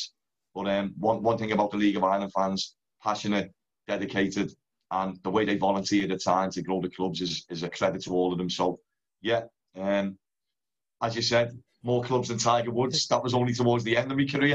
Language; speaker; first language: English; native; English